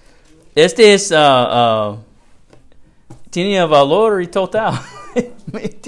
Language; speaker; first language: Spanish; non-native, learner; English